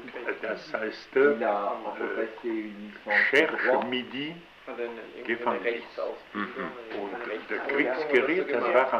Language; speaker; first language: German; non-native, learner; French